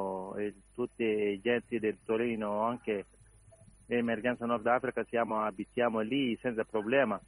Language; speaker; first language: Italian; non-native, learner; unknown